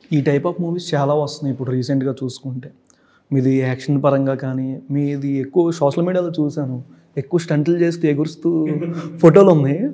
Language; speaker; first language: Telugu; native; Telugu